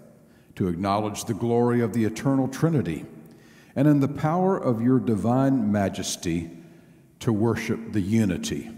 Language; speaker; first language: English; native; English